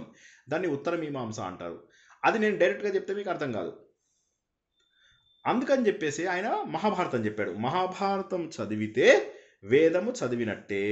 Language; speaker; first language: Telugu; native; Telugu